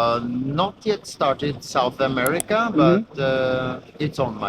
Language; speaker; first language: English; non-native, fluent; Norwegian